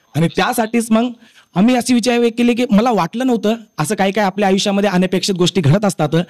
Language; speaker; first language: Marathi; native; Marathi